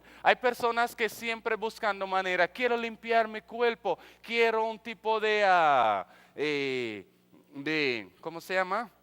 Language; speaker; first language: Spanish; non-native, fluent; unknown